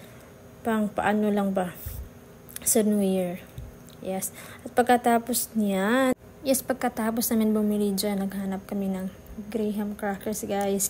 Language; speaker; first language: Filipino; native; Filipino